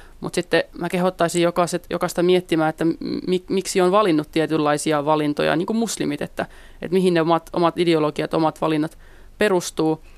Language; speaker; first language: Finnish; early bilingual, other home language; Central Kurdish